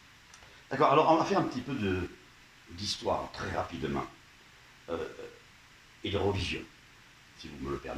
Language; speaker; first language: French; native; French